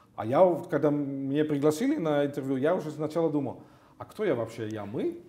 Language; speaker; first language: Russian; non-native, fluent; Dutch